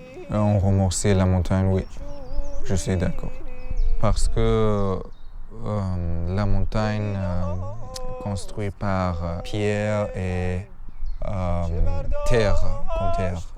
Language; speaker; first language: French; non-native, learner; Persian